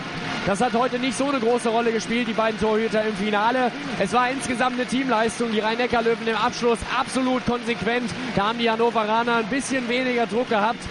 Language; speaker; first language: German; native; German